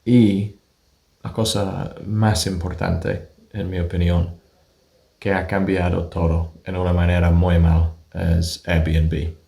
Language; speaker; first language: Spanish; non-native, fluent; English